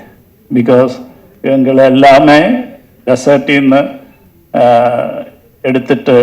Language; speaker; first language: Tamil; non-native, learner; Malayalam